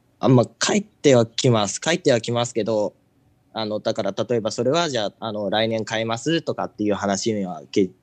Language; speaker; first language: Japanese; native; Japanese